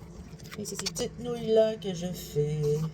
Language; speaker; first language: French; native; French